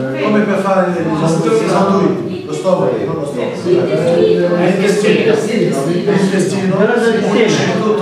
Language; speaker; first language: Italian; non-native, learner; Arabic